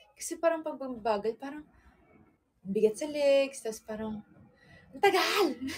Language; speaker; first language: Filipino; native; Filipino